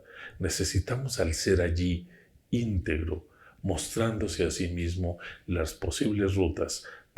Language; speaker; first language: Spanish; native; Spanish